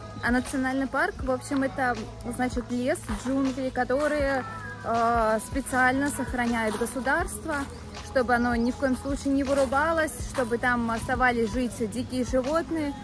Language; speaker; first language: Russian; native; Russian